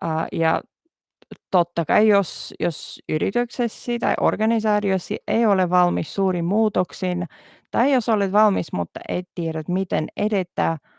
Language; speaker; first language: Finnish; non-native, learner; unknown